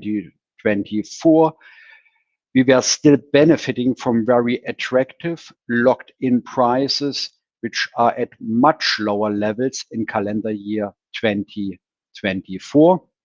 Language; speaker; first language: English; non-native, fluent; German